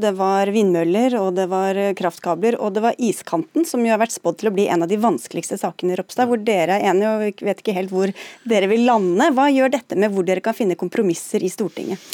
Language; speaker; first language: Norwegian; native; Norwegian